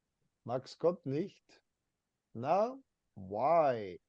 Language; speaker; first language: German; non-native, fluent; English